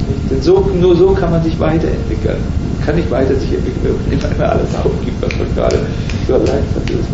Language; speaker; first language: German; native; German